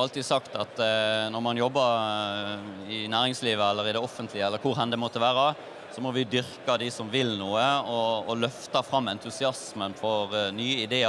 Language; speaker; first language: Norwegian; native; Norwegian